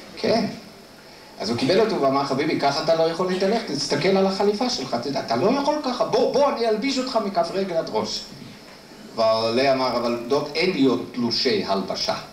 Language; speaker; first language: Hebrew; non-native, fluent; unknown